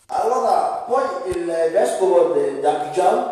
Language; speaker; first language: Italian; non-native, fluent; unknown